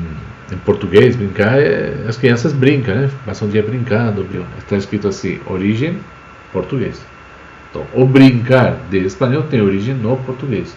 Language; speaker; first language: Portuguese; non-native, fluent; Spanish